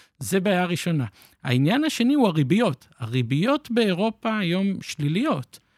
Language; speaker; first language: Hebrew; native; Hebrew